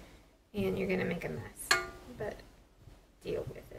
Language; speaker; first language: English; native; English